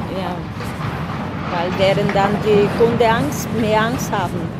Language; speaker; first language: German; non-native, learner; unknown